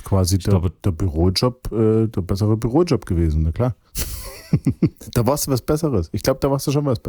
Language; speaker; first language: German; native; German